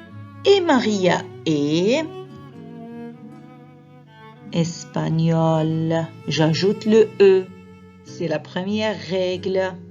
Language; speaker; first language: French; non-native, fluent; Arabic